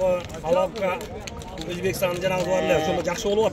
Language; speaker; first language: Kyrgyz; native; Kyrgyz